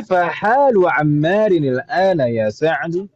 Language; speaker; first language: Arabic; non-native, fluent; Indonesian